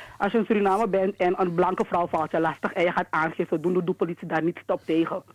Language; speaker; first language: Dutch; native; Dutch